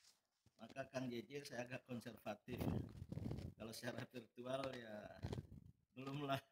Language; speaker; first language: Indonesian; native; Indonesian